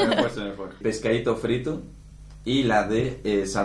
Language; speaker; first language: Spanish; native; Spanish